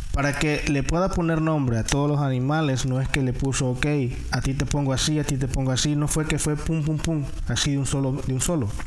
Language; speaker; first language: Spanish; native; Spanish